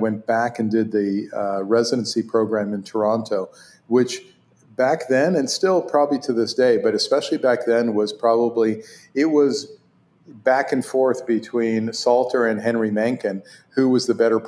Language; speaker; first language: English; non-native, fluent; Hebrew